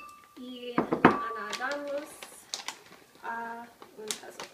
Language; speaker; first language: Spanish; non-native, learner; English